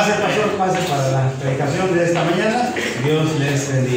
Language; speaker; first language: Spanish; native; Spanish